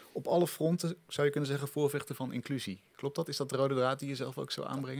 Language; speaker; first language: Dutch; native; Dutch